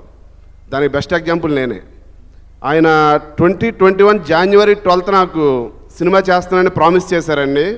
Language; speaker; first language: Telugu; native; Telugu